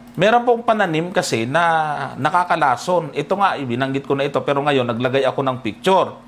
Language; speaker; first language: Filipino; native; Filipino